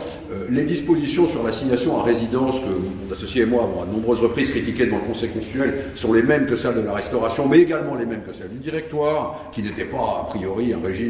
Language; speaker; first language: French; native; French